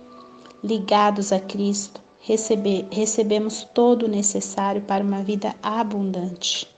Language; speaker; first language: Portuguese; native; Portuguese